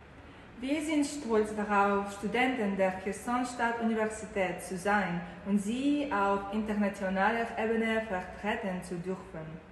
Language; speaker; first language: German; non-native, fluent; Ukrainian